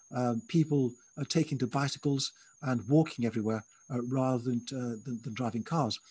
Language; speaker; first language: English; native; English